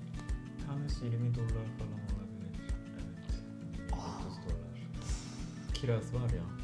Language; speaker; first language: Turkish; non-native, fluent; Korean